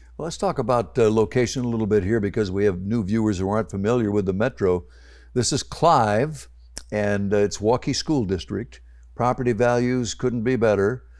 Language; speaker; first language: English; native; English